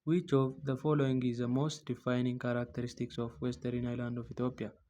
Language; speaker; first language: English; non-native, local second language; Amharic